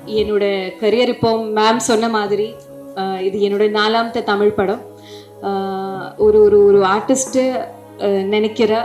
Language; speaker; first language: Tamil; non-native, fluent; Malayalam